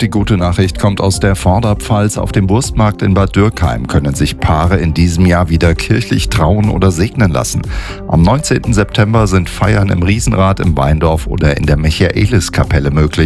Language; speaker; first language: German; native; German